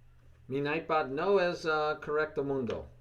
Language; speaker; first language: Spanish; non-native, learner; English